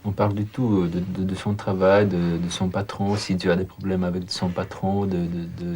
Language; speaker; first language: French; non-native, learner; Russian